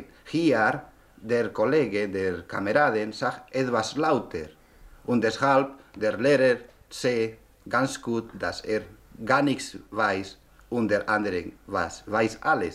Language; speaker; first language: German; non-native, learner; Spanish